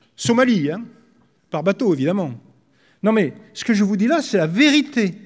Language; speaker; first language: French; native; French